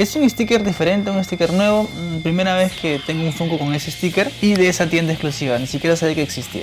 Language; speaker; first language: Spanish; native; Spanish